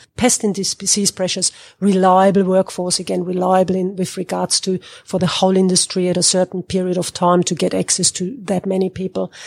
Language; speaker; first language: English; non-native, fluent; German